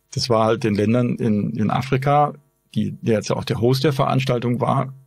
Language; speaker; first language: German; native; German